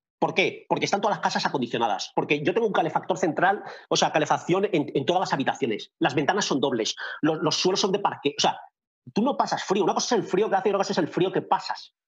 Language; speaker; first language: Spanish; native; Spanish